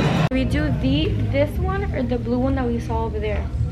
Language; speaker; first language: English; early bilingual, other home language; Spanish